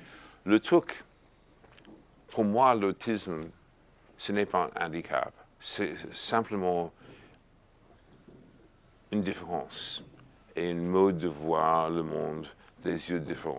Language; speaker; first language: French; non-native, fluent; English